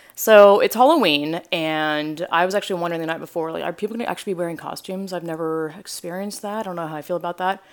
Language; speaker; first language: English; native; English